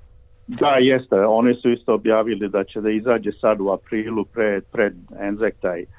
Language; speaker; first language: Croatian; early bilingual, heritage; Serbian